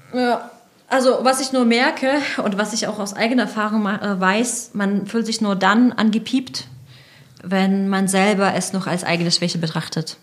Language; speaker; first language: German; non-native, fluent; Russian